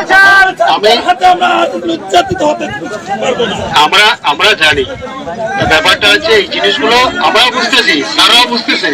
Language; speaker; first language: Bangla; native; Bangla